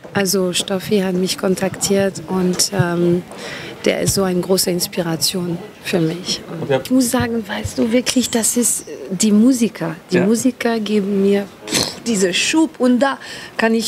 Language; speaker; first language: German; non-native, learner; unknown